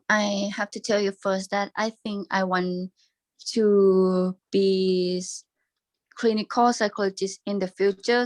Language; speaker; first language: English; non-native, learner; Thai